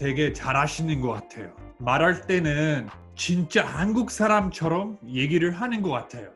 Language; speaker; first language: Korean; non-native, fluent; English